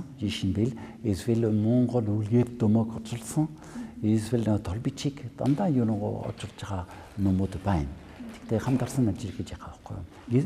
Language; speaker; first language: Mongolian; non-native, fluent; French